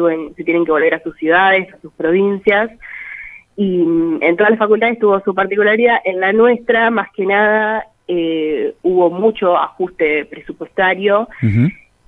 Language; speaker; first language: Spanish; native; Spanish